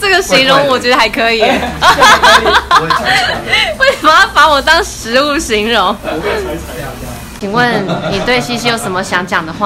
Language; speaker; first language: Chinese; native; Chinese